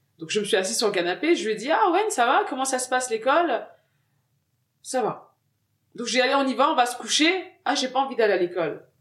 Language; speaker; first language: French; early bilingual, other home language; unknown